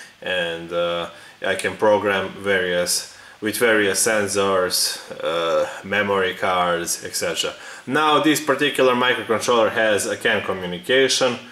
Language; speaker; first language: English; non-native, fluent; Serbian